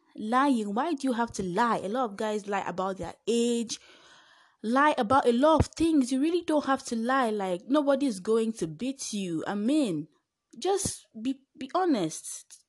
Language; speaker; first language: English; non-native, local second language; Igbo